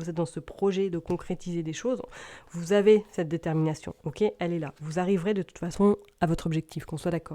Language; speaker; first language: French; native; French